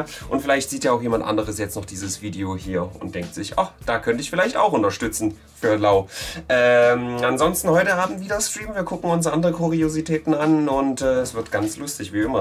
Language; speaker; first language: German; native; German